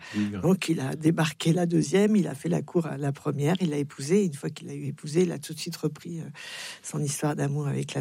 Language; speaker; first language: French; native; French